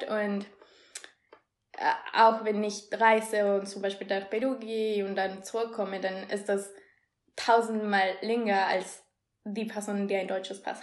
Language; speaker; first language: German; non-native, fluent; Spanish